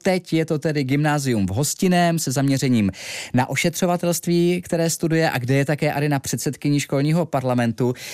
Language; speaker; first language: Czech; native; Czech